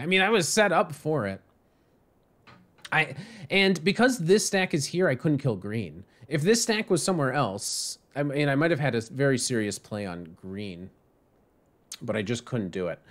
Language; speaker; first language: English; native; English